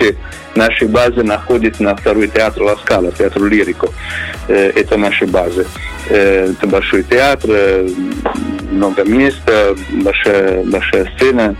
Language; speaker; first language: Russian; non-native, learner; Italian